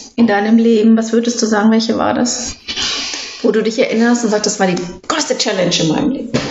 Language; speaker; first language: German; native; German